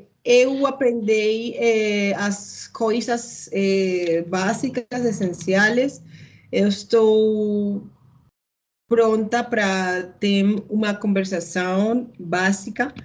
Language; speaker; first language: Portuguese; non-native, learner; Spanish